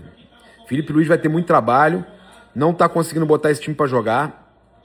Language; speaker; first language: Portuguese; native; Portuguese